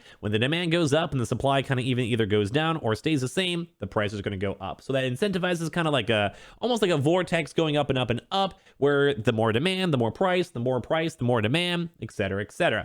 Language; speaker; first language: English; native; English